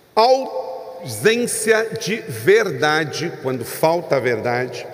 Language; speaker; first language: Portuguese; native; Portuguese